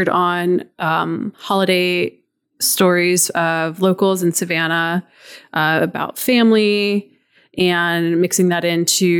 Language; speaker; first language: English; native; English